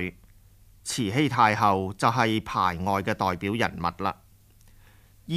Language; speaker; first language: Chinese; non-native, local second language; Cantonese